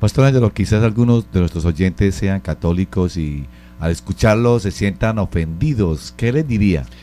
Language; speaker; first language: Spanish; native; Spanish